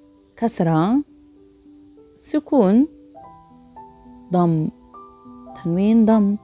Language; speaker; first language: Korean; non-native, fluent; Arabic